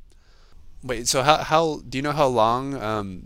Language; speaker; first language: English; native; English